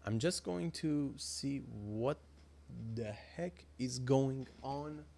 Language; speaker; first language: English; non-native, fluent; Persian